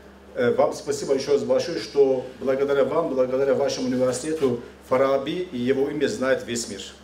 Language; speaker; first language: Russian; non-native, fluent; Turkish